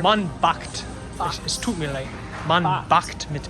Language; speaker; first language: German; non-native, learner; English